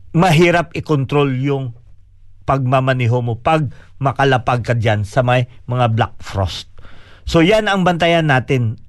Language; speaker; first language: Filipino; non-native, local second language; Cebuano